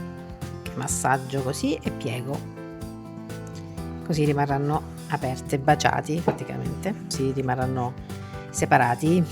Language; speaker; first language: Italian; native; Italian